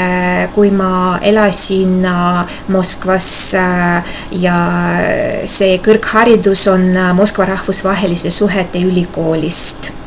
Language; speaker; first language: Estonian; non-native, local second language; Russian